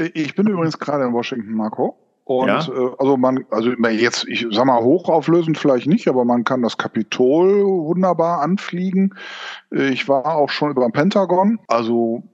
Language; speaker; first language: German; native; German